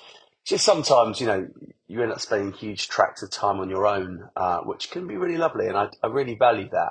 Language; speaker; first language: English; native; English